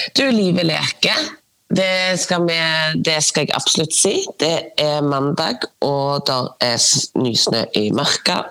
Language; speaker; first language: Norwegian; native; Norwegian